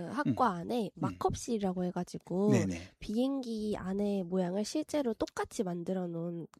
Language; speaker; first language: Korean; native; Korean